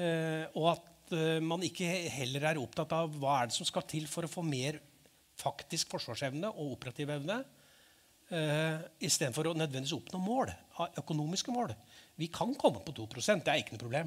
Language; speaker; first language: Norwegian; native; Norwegian